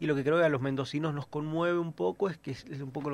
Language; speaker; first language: Spanish; native; Spanish